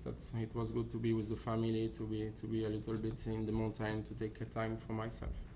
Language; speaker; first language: English; non-native, fluent; French